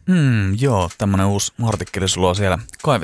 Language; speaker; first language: Finnish; native; Finnish